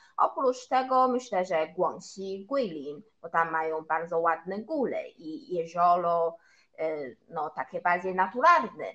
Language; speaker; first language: Polish; non-native, learner; Chinese